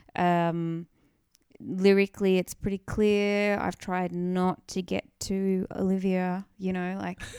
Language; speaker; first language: English; native; English